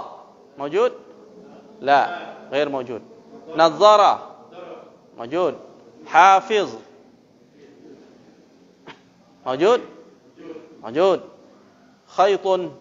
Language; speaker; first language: Arabic; non-native, fluent; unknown